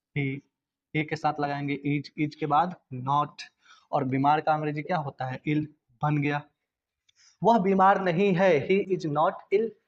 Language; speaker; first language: Hindi; native; Hindi